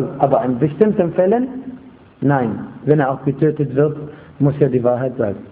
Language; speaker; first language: German; non-native, fluent; Arabic